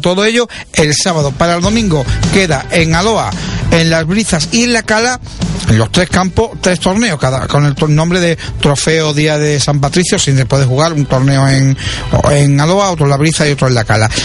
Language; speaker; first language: Spanish; native; Spanish